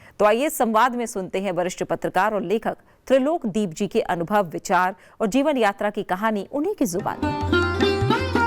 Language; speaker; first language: Hindi; native; Hindi